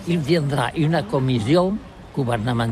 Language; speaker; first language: French; non-native, learner; Catalan